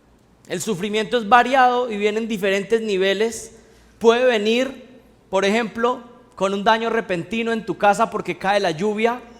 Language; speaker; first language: Spanish; native; Spanish